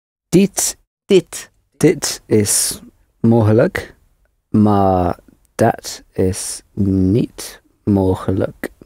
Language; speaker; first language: Dutch; non-native, learner; English